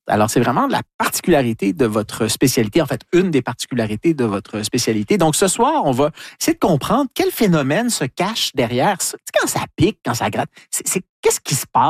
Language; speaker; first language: French; native; French